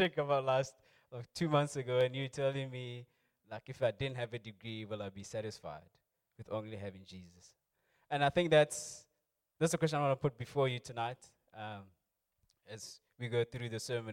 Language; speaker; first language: English; non-native, local second language; Tswana